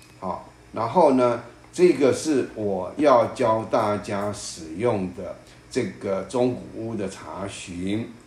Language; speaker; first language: Chinese; native; Chinese